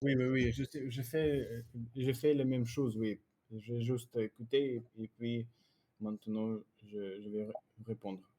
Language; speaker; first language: French; non-native, learner; Russian